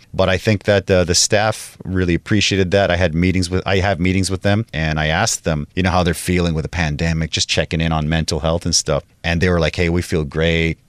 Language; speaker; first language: English; native; English